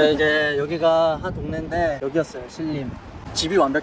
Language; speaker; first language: Korean; native; Korean